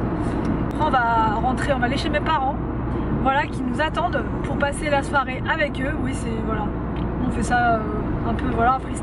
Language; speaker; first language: French; native; French